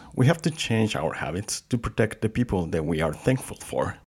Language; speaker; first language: English; non-native, fluent; Spanish